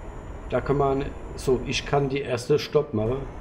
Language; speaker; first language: German; non-native, learner; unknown